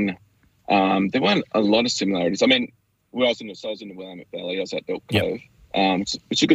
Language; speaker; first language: English; native; English